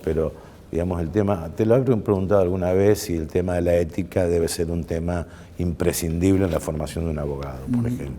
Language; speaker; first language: Spanish; native; Spanish